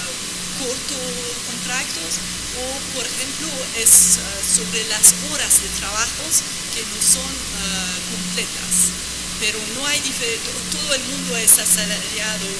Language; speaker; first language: Spanish; non-native, fluent; French